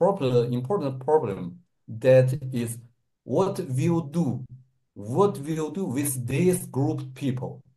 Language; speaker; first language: English; non-native, learner; Russian